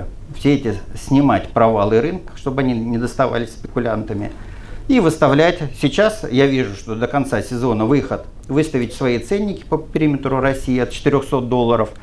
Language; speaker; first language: Russian; native; Russian